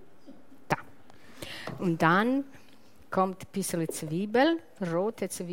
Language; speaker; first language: German; non-native, learner; Italian